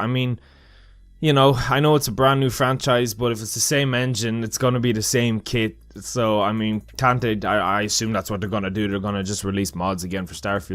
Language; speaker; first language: English; native; English